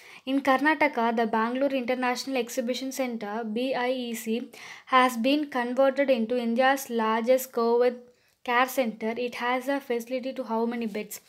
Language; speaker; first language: English; non-native, local second language; Tamil